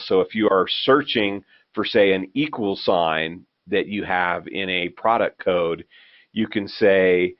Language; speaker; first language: English; native; English